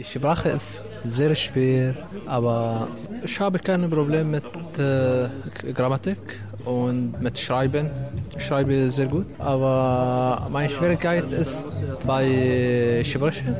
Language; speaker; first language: German; non-native, learner; Arabic